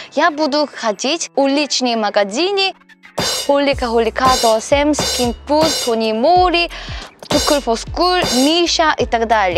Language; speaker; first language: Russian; non-native, learner; Korean